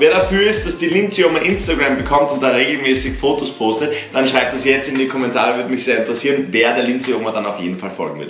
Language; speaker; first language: German; native; German